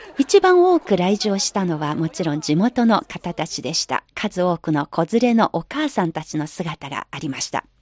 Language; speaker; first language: Japanese; non-native, fluent; Chinese